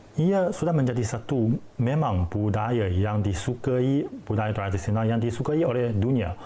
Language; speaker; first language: Malay; non-native, fluent; Chinese